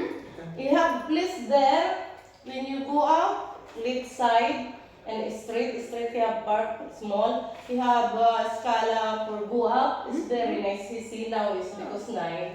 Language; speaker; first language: English; non-native, local second language; Filipino